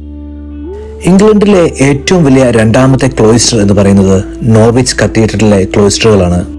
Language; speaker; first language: Malayalam; native; Malayalam